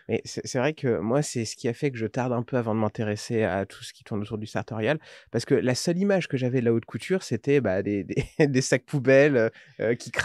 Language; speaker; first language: French; native; French